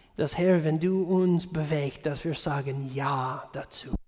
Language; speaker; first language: German; non-native, fluent; English